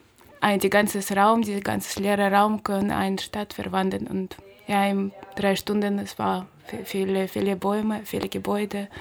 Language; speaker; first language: German; non-native, learner; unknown